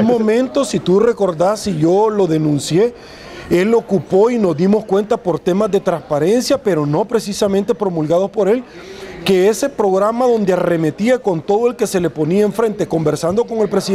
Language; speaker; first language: Spanish; native; Spanish